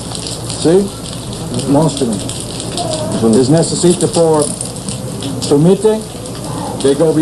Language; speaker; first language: Spanish; non-native, learner; English